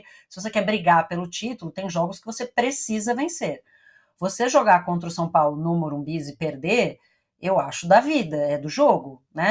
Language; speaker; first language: Portuguese; native; Portuguese